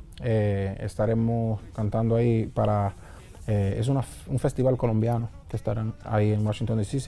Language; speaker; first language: Spanish; early bilingual, heritage; Spanish